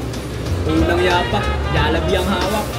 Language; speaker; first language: Filipino; native; Filipino